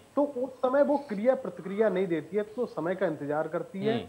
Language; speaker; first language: Hindi; native; Hindi